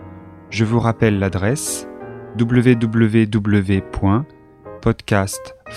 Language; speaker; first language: French; native; French